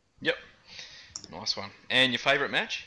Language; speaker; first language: English; native; English